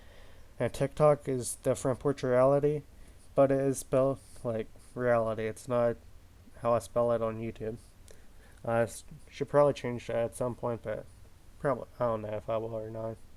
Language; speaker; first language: English; native; English